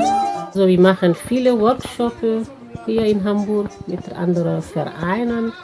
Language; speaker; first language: German; non-native, fluent; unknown